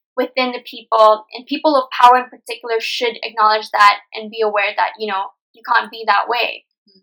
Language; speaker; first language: English; non-native, local second language; Nepali